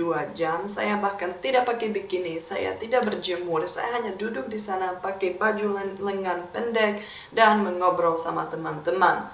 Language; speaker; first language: Indonesian; non-native, fluent; Czech